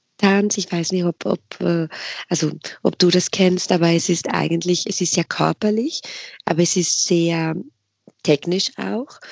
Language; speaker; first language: German; non-native, fluent; Spanish